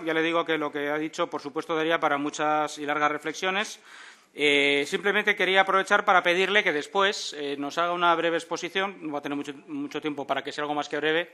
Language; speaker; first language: Spanish; native; Spanish